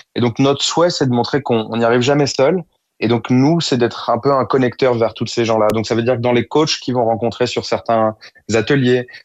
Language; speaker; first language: French; native; French